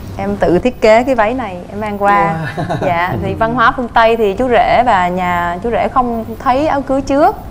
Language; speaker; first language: Vietnamese; native; Vietnamese